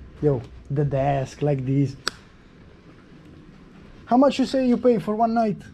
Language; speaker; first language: English; non-native, fluent; Italian